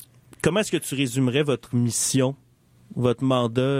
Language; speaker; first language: French; native; French